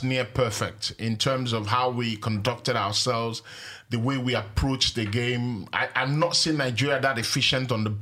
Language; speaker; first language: English; non-native, local second language; Yoruba